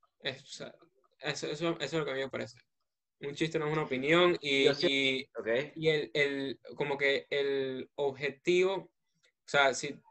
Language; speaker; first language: Spanish; native; Spanish